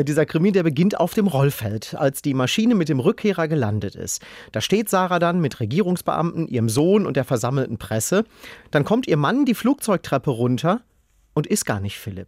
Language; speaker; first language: German; native; German